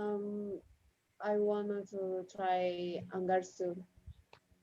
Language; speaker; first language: English; non-native, learner; Indonesian